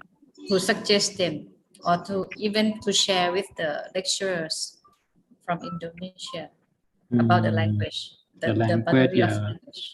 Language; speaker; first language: English; non-native, fluent; Thai